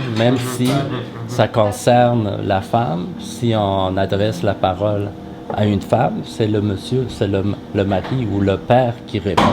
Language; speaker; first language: French; non-native, fluent; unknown